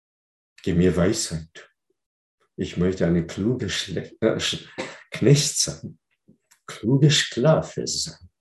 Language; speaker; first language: German; non-native, fluent; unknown